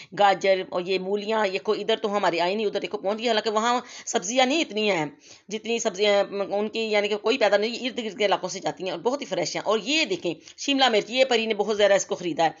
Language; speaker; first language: Urdu; non-native, local second language; Punjabi